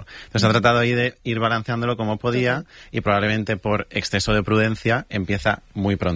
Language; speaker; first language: Spanish; native; Spanish